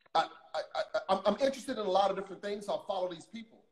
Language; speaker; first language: English; native; English